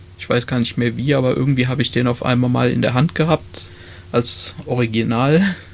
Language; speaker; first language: German; native; German